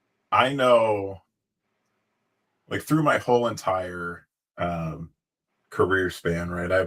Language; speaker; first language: English; native; English